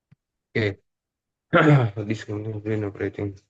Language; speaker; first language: English; non-native, learner; Indonesian